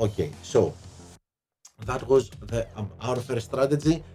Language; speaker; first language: English; non-native, fluent; Greek